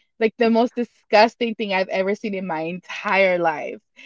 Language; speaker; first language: English; early bilingual, other home language; Spanish